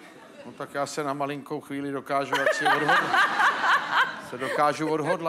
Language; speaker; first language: Czech; native; Czech